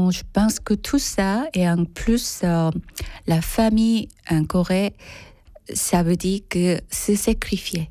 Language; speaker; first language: French; non-native, fluent; Korean